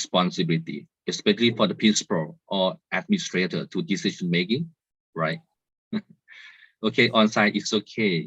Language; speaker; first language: English; non-native, learner; Thai